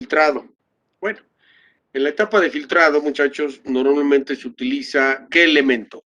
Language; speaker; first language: Spanish; native; Spanish